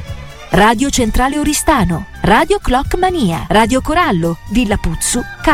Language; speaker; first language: Italian; native; Italian